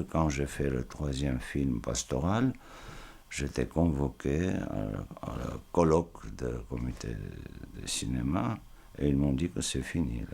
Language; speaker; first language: French; non-native, fluent; Georgian